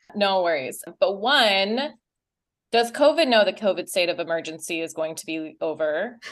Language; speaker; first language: English; native; English